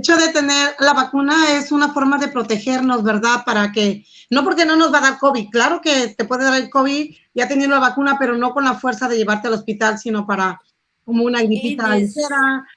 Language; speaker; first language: Spanish; native; Spanish